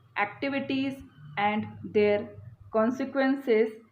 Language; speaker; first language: English; non-native, local second language; Marathi